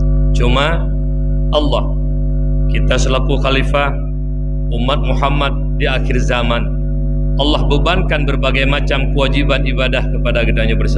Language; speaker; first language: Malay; non-native, local second language; Achinese